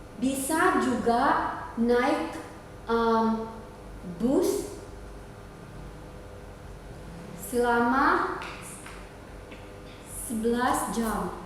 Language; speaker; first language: Indonesian; non-native, learner; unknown